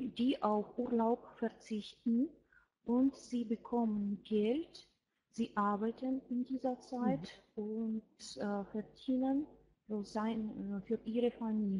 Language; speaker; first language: German; non-native, learner; Russian